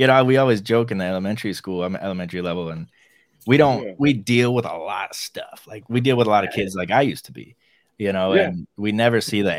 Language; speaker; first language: English; native; English